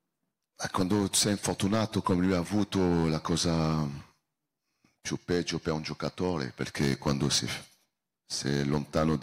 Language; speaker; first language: Italian; non-native, learner; French